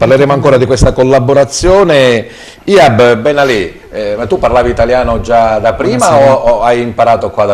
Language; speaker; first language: Italian; native; Italian